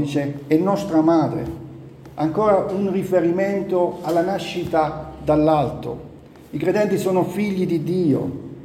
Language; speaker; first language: Italian; native; Italian